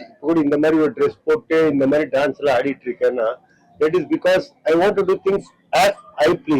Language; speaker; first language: Tamil; non-native, local second language; Punjabi